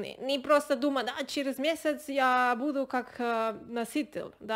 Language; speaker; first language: Russian; non-native, learner; Spanish